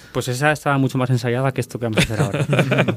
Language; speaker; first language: Spanish; native; Spanish